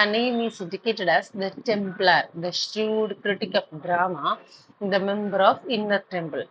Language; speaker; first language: English; non-native, local second language; Malayalam